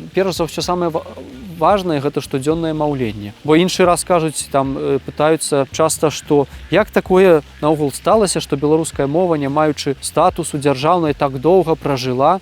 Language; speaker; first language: Belarusian; native; Belarusian